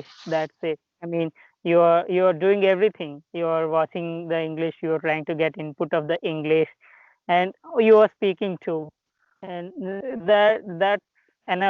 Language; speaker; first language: English; non-native, local second language; Telugu